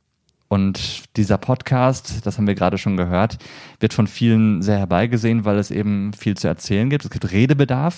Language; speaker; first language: German; native; German